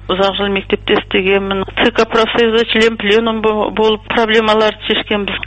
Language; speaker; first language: Kazakh; early bilingual, heritage; Kazakh